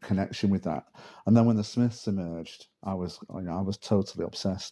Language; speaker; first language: English; native; English